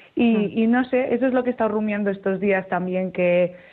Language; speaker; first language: Spanish; native; Spanish